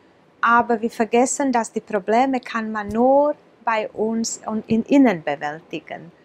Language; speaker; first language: German; non-native, fluent; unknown